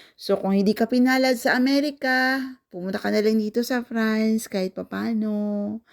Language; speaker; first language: Filipino; non-native, local second language; Cebuano